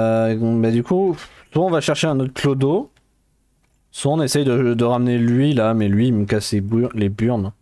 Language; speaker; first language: French; native; French